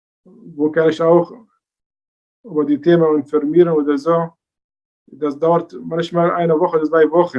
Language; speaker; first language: German; non-native, learner; Arabic